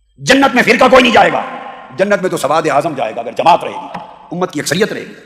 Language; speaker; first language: Urdu; native; Urdu